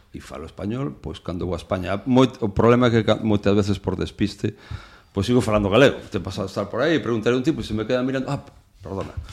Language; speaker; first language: Galician; non-native, local second language; Spanish